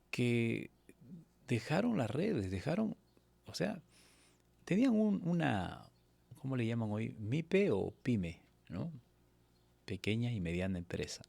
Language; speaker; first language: Spanish; native; Spanish